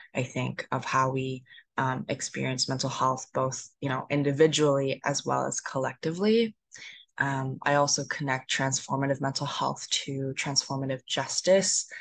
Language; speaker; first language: English; native; English